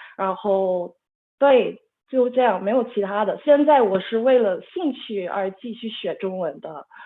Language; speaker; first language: Chinese; non-native, fluent; English